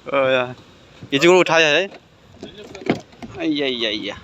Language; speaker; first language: Korean; non-native, learner; Burmese